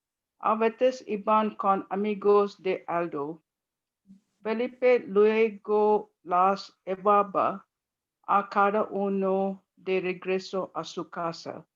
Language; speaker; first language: Spanish; non-native, learner; English